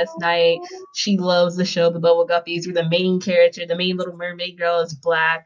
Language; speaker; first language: English; native; English